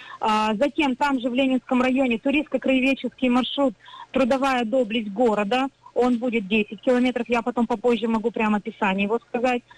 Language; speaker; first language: Russian; native; Russian